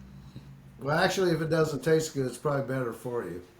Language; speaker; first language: English; native; English